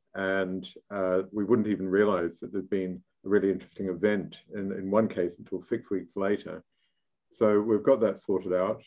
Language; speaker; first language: English; native; English